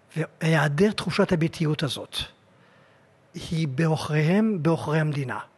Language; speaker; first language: Hebrew; non-native, fluent; French